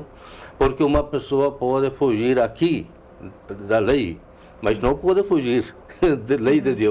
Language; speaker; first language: Portuguese; non-native, learner; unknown